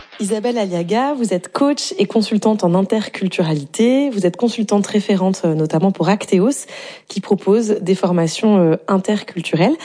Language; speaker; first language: French; native; French